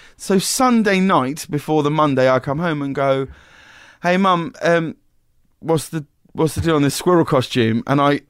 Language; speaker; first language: English; native; English